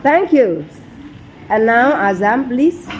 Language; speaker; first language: English; non-native, fluent; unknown